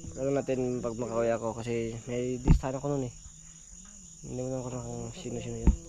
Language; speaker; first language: Filipino; non-native, local second language; Cebuano